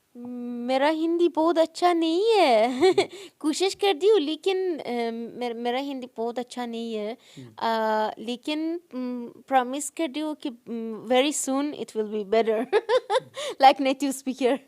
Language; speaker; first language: Hindi; non-native, learner; Persian